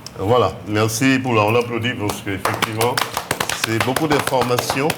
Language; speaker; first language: French; native; French